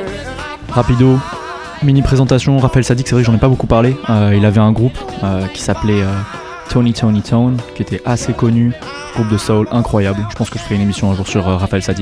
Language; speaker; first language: French; native; French